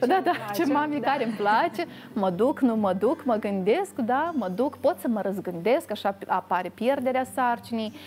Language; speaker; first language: Romanian; native; Romanian